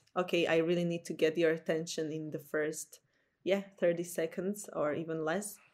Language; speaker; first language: English; non-native, fluent; Slovak